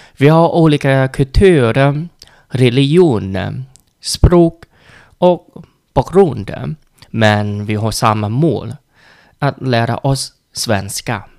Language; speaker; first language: Swedish; non-native, learner; Vietnamese